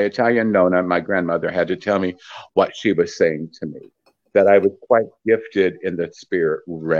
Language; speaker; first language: English; native; English